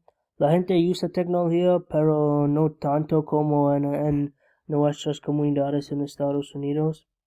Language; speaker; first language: Spanish; non-native, learner; English